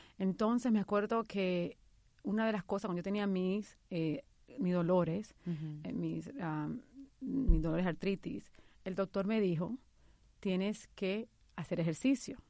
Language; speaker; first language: Spanish; native; Spanish